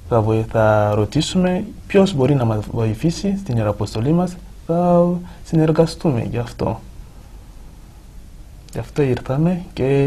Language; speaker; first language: Greek; non-native, fluent; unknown